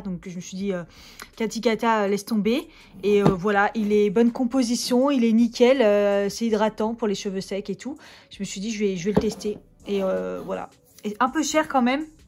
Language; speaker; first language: French; native; French